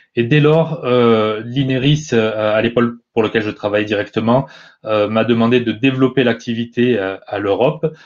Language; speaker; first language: French; native; French